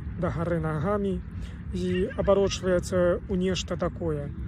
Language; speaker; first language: Belarusian; non-native, learner; Chinese